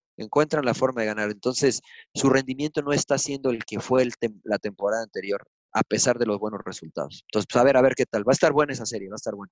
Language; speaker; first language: Spanish; early bilingual, heritage; Spanish